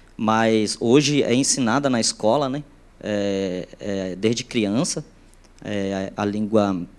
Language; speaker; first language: Portuguese; native; Portuguese